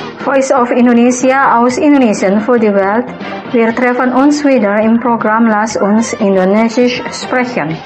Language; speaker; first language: German; non-native, fluent; Indonesian